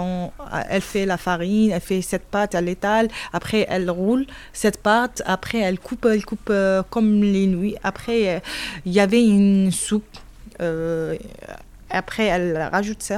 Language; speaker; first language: French; non-native, learner; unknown